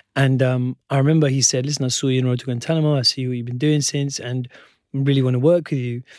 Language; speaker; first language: English; non-native, local second language; Urdu